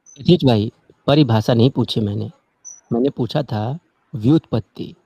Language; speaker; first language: Hindi; native; Hindi